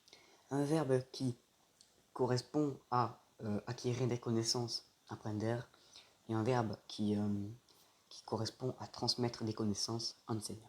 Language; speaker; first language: French; native; French